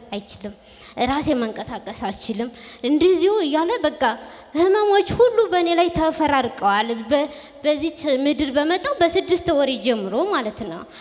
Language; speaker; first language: Amharic; native; Amharic